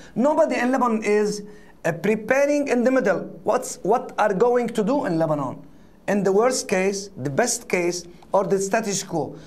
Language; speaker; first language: English; non-native, fluent; Arabic